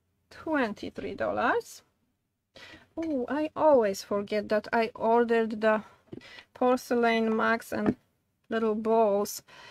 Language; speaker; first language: English; non-native, fluent; Polish